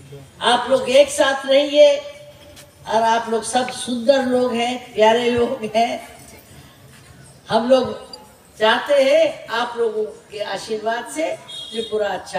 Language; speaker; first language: Hindi; non-native, local second language; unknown